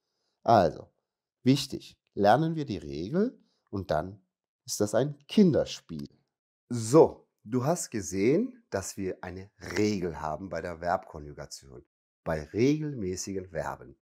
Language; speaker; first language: German; non-native, fluent; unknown